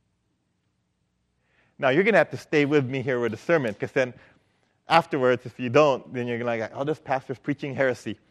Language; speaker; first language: English; non-native, local second language; Filipino